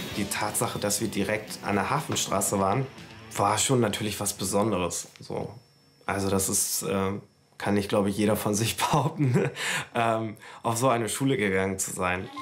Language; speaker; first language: German; early bilingual, other home language; Turkish